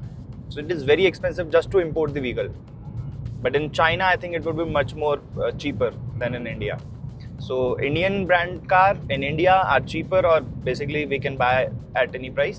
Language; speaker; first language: English; non-native, local second language; Hindi